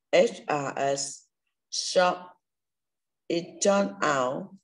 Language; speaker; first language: English; non-native, learner; Vietnamese